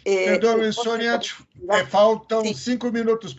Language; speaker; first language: Spanish; non-native, learner; Portuguese